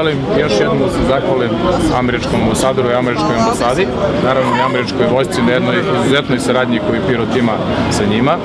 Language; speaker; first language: Serbian; native; Serbian